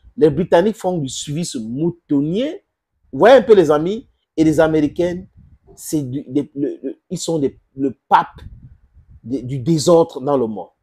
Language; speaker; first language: French; non-native, local second language; English